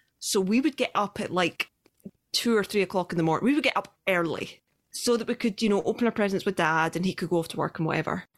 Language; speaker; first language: English; native; English